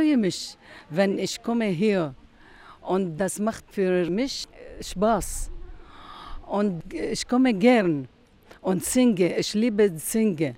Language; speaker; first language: German; non-native, learner; Arabic